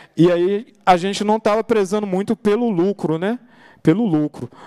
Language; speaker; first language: Portuguese; native; Portuguese